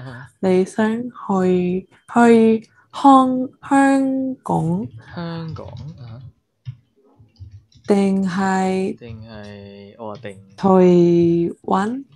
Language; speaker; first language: Cantonese; non-native, learner; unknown